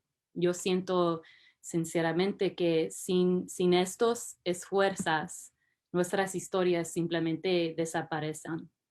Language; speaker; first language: Spanish; early bilingual, heritage; English